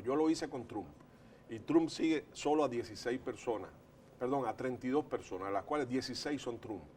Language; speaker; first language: Spanish; native; Spanish